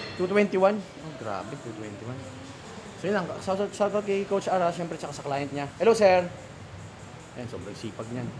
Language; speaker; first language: Filipino; native; Filipino